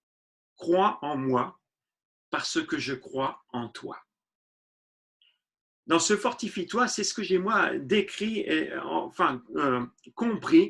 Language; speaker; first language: French; native; French